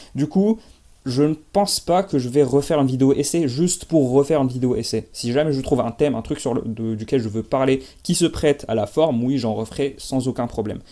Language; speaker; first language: French; non-native, local second language; Arabic